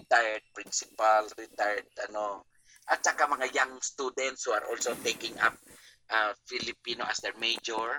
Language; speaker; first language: English; non-native, local second language; Chavacano